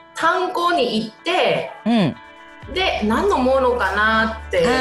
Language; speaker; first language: Japanese; non-native, fluent; Chinese